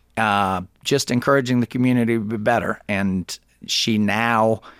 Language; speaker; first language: English; native; English